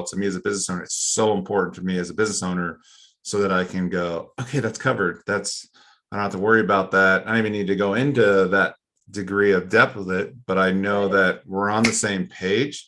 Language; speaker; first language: English; native; English